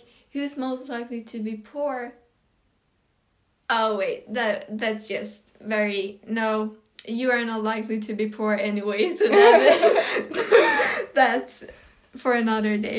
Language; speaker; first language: English; non-native, fluent; Swedish